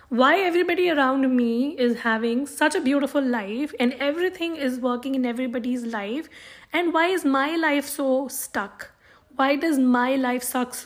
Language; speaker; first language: English; non-native, local second language; Hindi